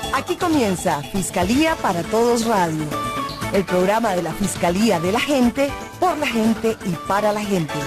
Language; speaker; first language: Spanish; native; Spanish